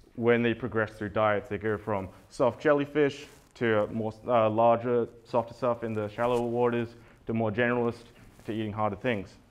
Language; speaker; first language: English; native; English